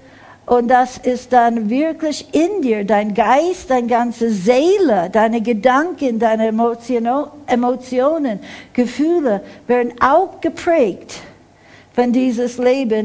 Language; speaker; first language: German; non-native, fluent; English